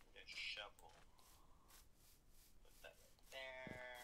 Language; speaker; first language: English; native; English